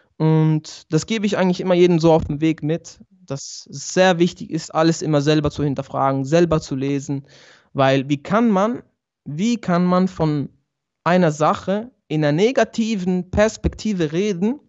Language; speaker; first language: German; early bilingual, other home language; Italian